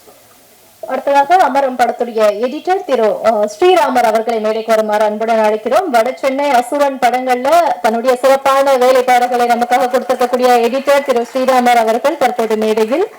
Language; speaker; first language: Tamil; native; Tamil